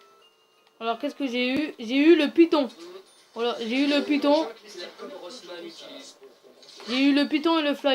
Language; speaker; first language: French; native; French